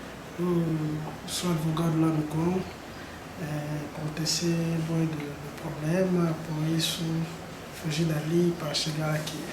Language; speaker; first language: Portuguese; non-native, learner; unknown